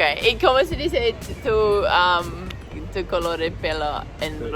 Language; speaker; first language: Spanish; non-native, learner; English